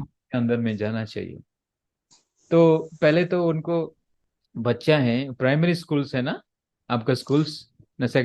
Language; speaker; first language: Hindi; non-native, local second language; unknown